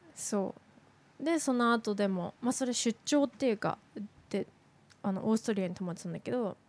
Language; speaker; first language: Japanese; native; Japanese